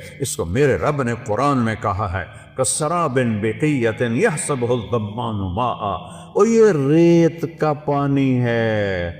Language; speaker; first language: Urdu; non-native, local second language; Saraiki